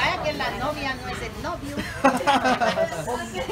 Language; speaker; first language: Spanish; native; Spanish